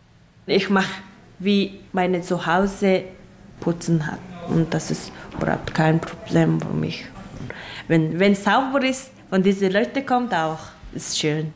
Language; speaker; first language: German; non-native, learner; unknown